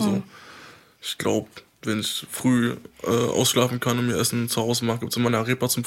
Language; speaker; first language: German; native; German